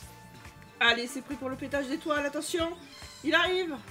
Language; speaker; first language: French; native; French